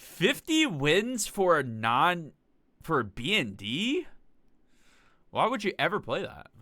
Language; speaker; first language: English; native; English